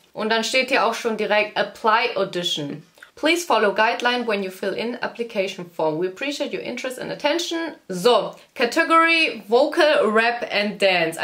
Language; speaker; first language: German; early bilingual, other home language; Vietnamese